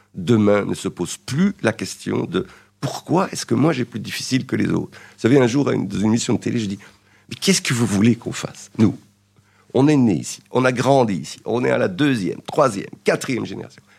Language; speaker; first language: French; native; French